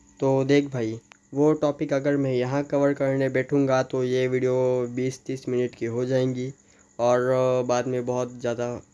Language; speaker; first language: Hindi; native; Hindi